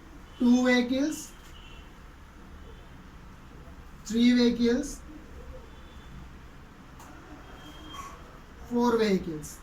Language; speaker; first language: English; non-native, local second language; Telugu